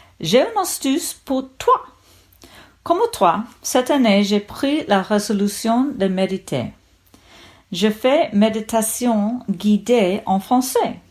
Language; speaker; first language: French; non-native, learner; English